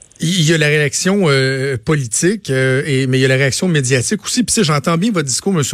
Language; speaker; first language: French; native; French